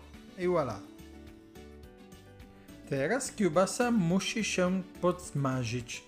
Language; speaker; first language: Polish; non-native, learner; Italian